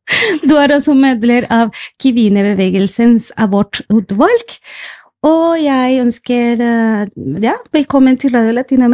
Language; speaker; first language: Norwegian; non-native, fluent; Spanish